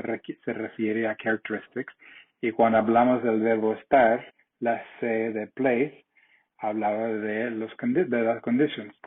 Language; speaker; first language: Spanish; non-native, fluent; English